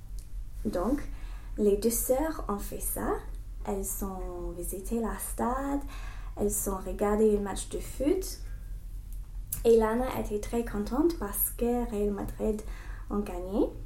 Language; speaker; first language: French; non-native, learner; English